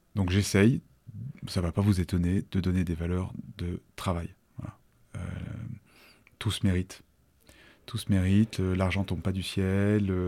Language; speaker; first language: French; native; French